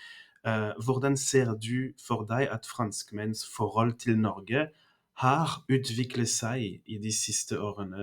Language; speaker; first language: Norwegian; non-native, fluent; French